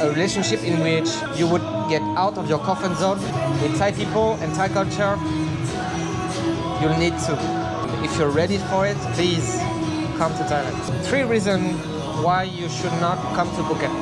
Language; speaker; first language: English; non-native, fluent; French